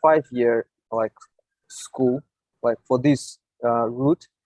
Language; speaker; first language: English; non-native, fluent; Russian